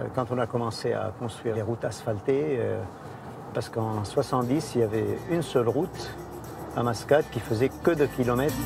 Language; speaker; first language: French; non-native, local second language; Arabic